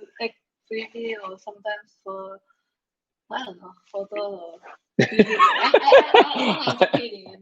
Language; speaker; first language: English; non-native, learner; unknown